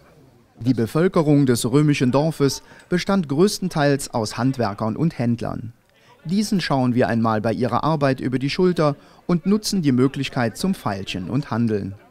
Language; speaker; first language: German; native; German